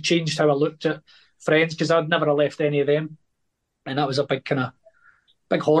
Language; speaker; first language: English; native; English